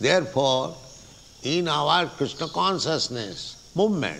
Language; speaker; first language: English; non-native, local second language; Bangla